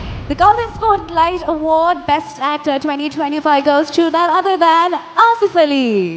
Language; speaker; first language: English; non-native, local second language; Malayalam